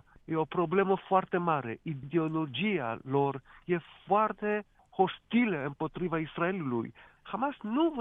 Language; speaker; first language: Romanian; non-native, fluent; Hebrew